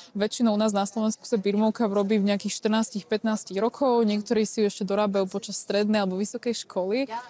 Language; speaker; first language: Slovak; native; Slovak